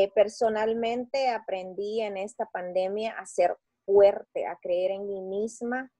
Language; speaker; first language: Spanish; native; Spanish